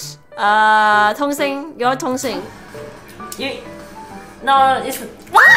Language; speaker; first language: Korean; non-native, learner; Cantonese